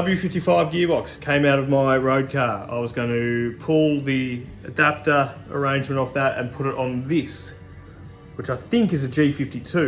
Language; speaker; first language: English; native; English